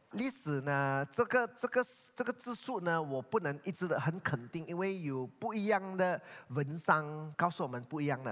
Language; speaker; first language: Chinese; native; Chinese